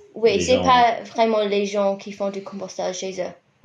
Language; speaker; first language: French; non-native, fluent; English